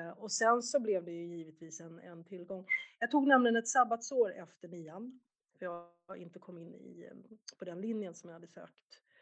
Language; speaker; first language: Swedish; early bilingual, other home language; Arabic